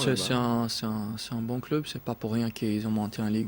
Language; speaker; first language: French; non-native, fluent; Portuguese